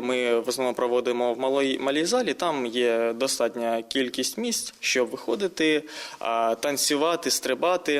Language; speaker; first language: Ukrainian; native; Ukrainian